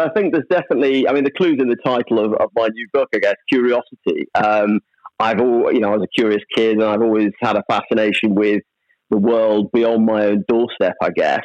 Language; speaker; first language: English; native; English